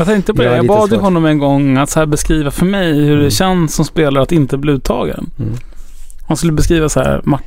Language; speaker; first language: Swedish; native; Swedish